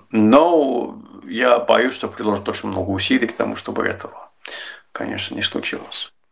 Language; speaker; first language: Russian; non-native, fluent; English